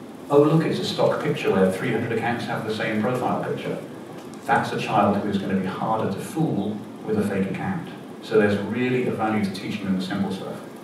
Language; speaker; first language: English; native; English